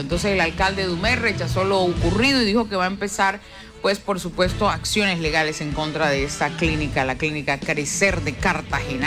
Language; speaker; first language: Spanish; native; Spanish